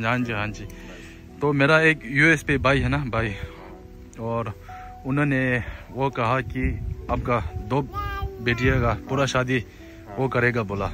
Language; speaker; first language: Hindi; non-native, local second language; Tibetan